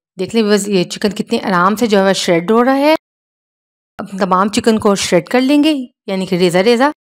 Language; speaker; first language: Urdu; native; Urdu